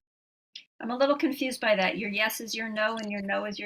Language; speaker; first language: English; native; English